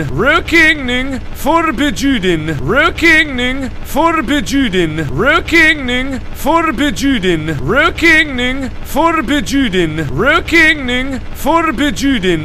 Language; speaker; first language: Swedish; non-native, learner; English